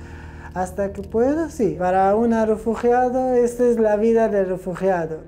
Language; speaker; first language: Spanish; non-native, learner; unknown